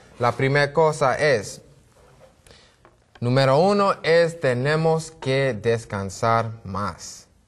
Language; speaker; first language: Spanish; non-native, learner; English